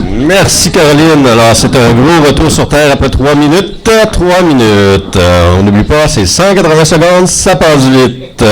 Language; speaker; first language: French; native; French